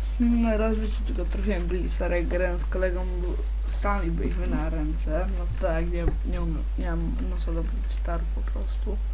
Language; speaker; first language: Polish; native; Polish